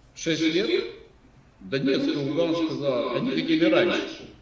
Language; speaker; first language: Russian; native; Russian